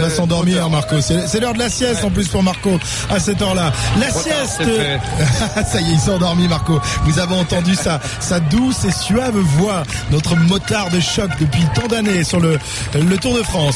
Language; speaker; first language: French; native; French